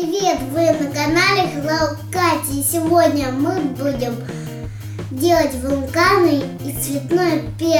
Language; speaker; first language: Russian; native; Russian